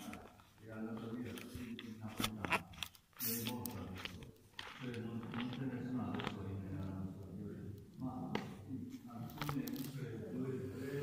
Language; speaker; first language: Italian; non-native, learner; Japanese